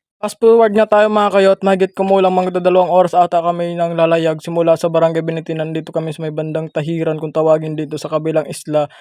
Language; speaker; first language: Filipino; non-native, local second language; Masbatenyo